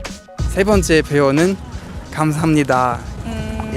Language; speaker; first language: Korean; non-native, fluent; Luxembourgish